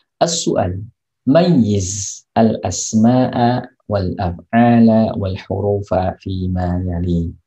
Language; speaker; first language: Arabic; non-native, fluent; Indonesian